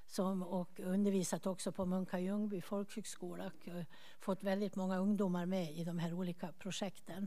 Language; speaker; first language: Swedish; native; Swedish